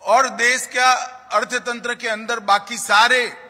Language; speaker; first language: Hindi; non-native, local second language; Gujarati